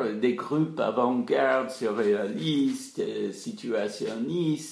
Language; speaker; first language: French; non-native, fluent; English